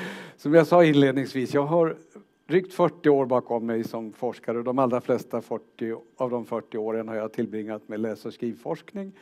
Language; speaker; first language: Swedish; native; Swedish